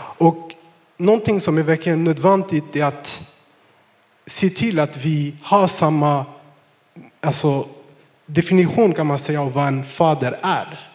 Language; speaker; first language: Swedish; non-native, fluent; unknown